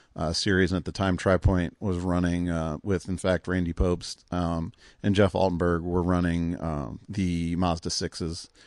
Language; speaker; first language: English; native; English